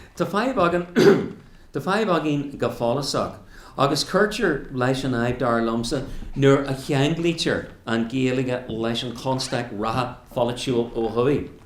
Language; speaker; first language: Irish; non-native, local second language; English